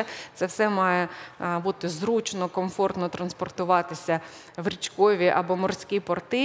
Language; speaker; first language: Ukrainian; native; Ukrainian